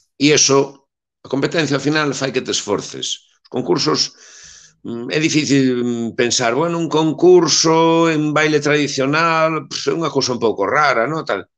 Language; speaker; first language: Galician; native; Galician